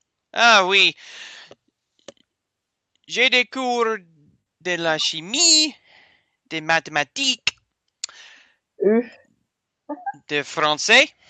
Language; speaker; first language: French; non-native, learner; English